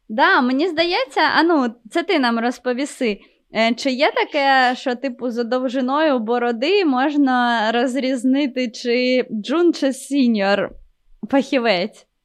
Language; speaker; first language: Ukrainian; non-native, local second language; Russian